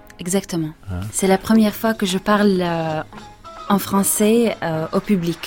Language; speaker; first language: French; non-native, fluent; Arabic